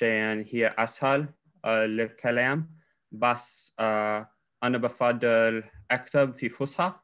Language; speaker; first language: Arabic; non-native, learner; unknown